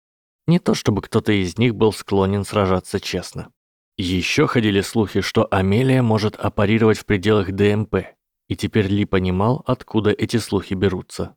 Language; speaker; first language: Russian; native; Russian